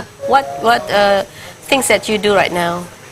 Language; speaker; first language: English; non-native, learner; Indonesian